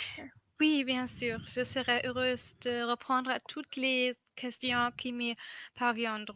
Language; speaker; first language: French; non-native, fluent; German